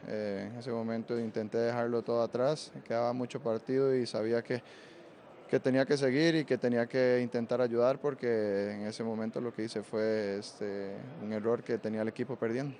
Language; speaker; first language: Spanish; native; Spanish